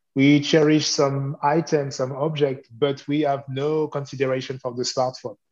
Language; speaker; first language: English; non-native, fluent; French